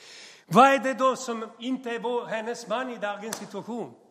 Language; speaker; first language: Swedish; non-native, fluent; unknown